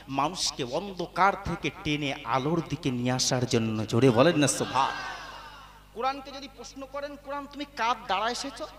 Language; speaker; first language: Bangla; native; Bangla